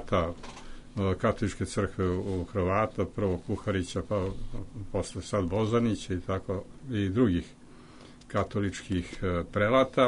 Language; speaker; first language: Serbian; native; Serbian